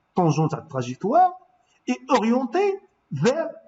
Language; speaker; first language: French; non-native, local second language; Arabic